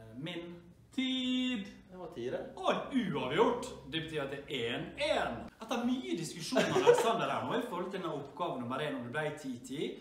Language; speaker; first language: Norwegian; native; Norwegian